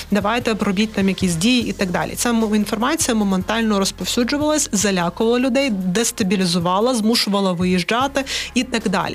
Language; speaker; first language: Ukrainian; native; Ukrainian